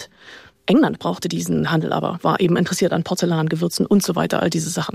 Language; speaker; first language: German; native; German